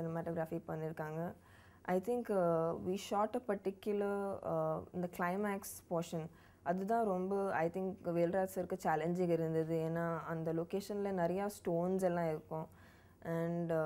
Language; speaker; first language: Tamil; non-native, learner; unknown